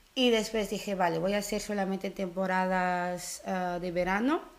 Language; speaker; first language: Spanish; early bilingual, other home language; Dutch